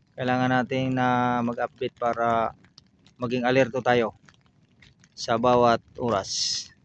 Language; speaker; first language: Filipino; native; Filipino